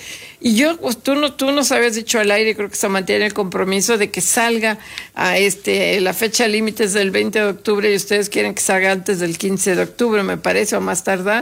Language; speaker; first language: Spanish; native; Spanish